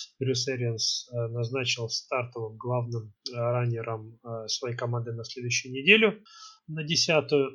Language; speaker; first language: Russian; native; Russian